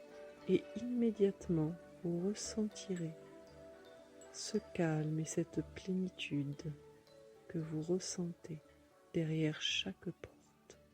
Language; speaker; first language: French; native; French